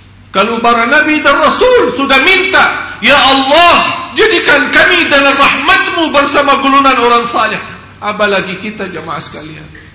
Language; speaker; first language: Indonesian; non-native, fluent; Arabic